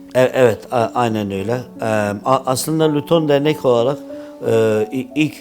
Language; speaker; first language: Turkish; early bilingual, heritage; Turkish